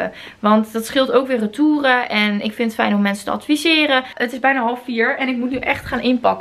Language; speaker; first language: Dutch; native; Dutch